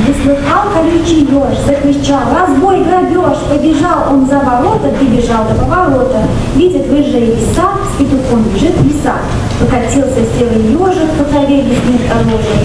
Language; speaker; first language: Russian; non-native, learner; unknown